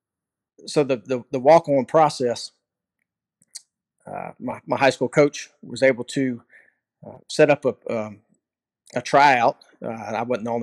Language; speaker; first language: English; native; English